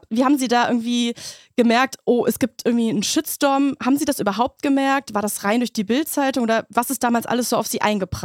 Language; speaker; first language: German; native; German